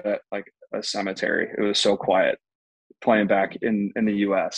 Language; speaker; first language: English; native; English